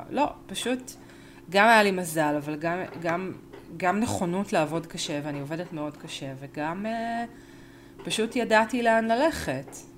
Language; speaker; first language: Hebrew; early bilingual, other home language; Spanish